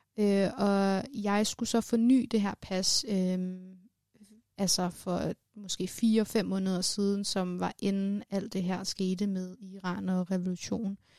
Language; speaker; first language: Danish; early bilingual, other home language; Persian